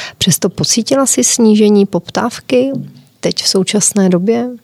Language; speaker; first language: Czech; native; Czech